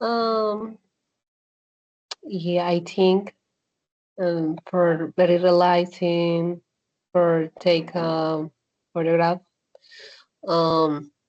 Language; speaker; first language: English; non-native, learner; Spanish